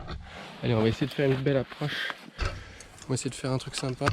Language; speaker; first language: French; native; French